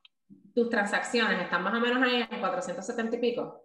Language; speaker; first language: Spanish; native; Spanish